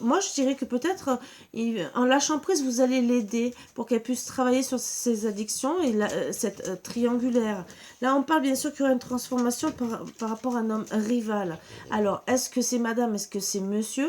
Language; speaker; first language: French; native; French